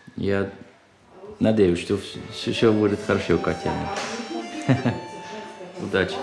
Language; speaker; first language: Russian; non-native, fluent; Dutch